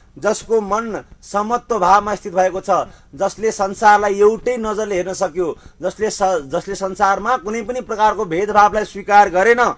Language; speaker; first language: Nepali; native; Nepali